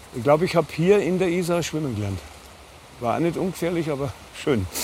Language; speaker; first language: German; native; German